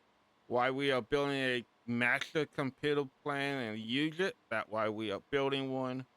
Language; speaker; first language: English; native; English